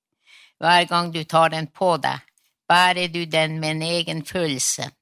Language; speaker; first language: Norwegian; non-native, local second language; Northern Sami